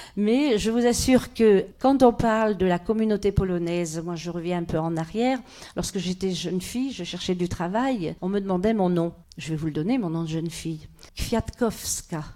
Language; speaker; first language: French; early bilingual, other home language; Polish